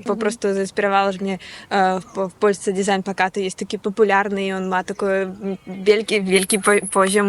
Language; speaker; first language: Polish; non-native, learner; Russian